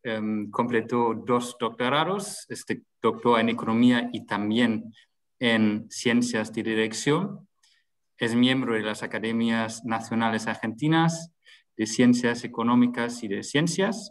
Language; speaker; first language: Spanish; non-native, fluent; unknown